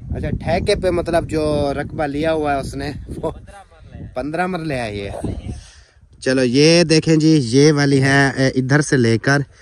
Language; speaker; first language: Urdu; non-native, local second language; Saraiki